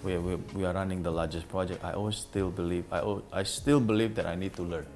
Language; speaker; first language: English; non-native, fluent; Indonesian